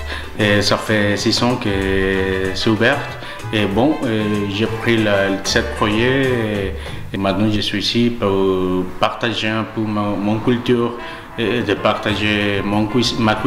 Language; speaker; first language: French; non-native, learner; Spanish